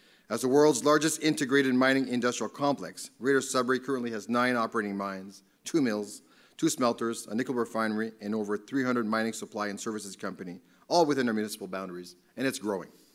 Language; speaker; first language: English; native; English